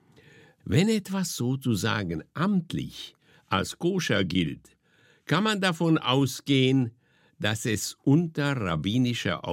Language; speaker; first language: German; native; German